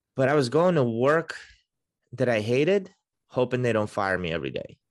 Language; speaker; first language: English; early bilingual, other home language; Russian